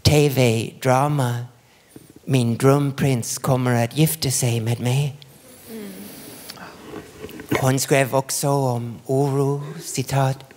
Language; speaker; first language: Swedish; non-native, fluent; English